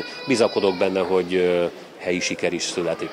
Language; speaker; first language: Hungarian; native; Hungarian